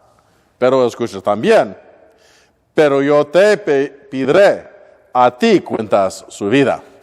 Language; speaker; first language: Spanish; non-native, learner; English